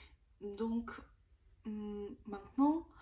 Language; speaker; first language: French; non-native, learner; Korean